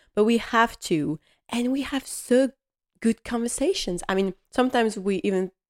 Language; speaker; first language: English; non-native, fluent; French